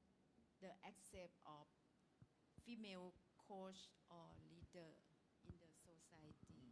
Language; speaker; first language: English; non-native, learner; Thai